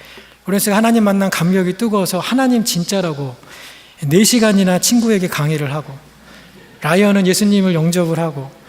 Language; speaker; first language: Korean; native; Korean